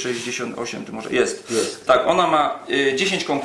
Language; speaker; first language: Polish; native; Polish